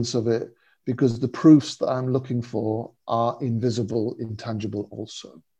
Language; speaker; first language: English; native; English